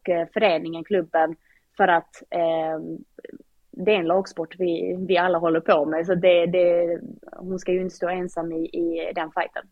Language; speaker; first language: Swedish; native; Swedish